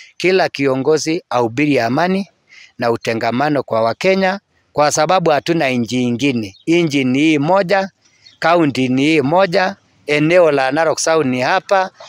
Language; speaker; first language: Swahili; non-native, local second language; Kalenjin